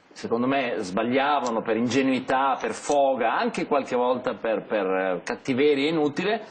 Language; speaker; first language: Italian; native; Italian